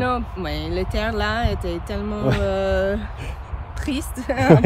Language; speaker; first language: French; non-native, learner; English